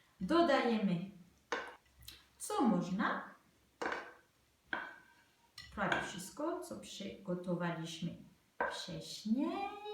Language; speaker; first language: Polish; non-native, learner; French